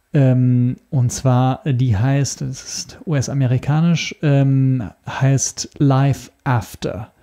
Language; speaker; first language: German; non-native, fluent; Italian